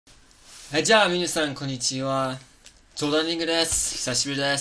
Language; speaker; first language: Japanese; non-native, fluent; English